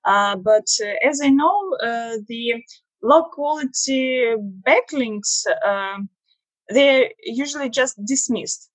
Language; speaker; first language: English; non-native, learner; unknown